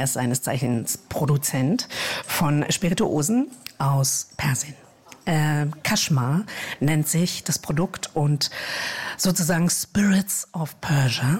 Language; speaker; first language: German; native; German